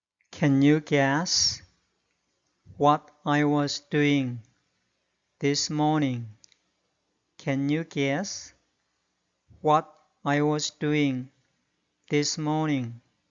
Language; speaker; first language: English; non-native, fluent; Korean